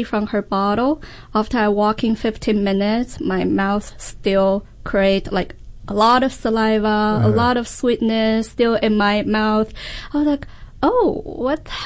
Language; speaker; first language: English; non-native, fluent; Chinese